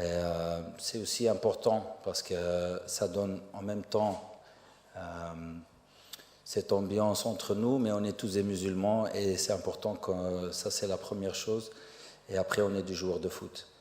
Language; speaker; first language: French; non-native, fluent; Arabic